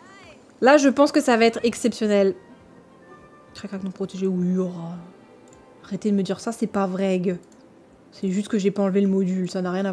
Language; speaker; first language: French; native; French